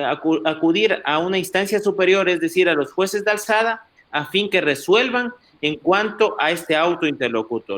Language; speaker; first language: Spanish; native; Spanish